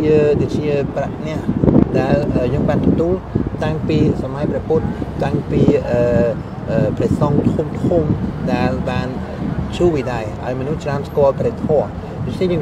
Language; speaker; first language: Khmer; non-native, fluent; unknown